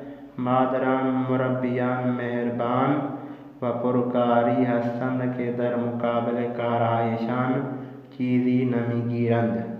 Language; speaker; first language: Persian; non-native, fluent; Urdu